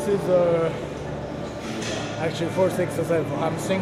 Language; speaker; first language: English; non-native, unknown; Japanese